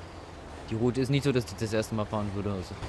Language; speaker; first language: German; native; German